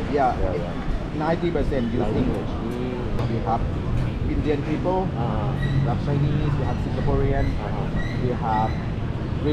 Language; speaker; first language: English; non-native, fluent; Thai